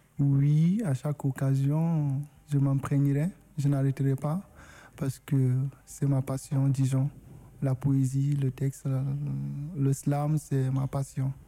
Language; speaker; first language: French; non-native, local second language; Susu